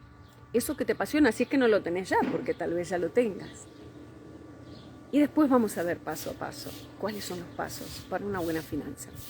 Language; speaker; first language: Spanish; native; Spanish